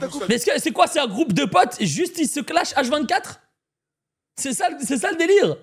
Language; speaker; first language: French; native; French